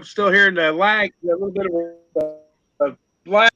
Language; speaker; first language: English; native; English